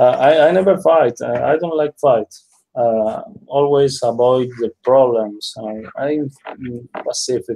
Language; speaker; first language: English; non-native, learner; Spanish